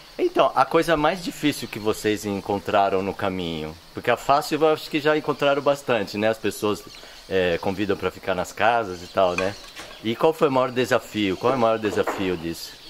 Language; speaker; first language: Portuguese; native; Portuguese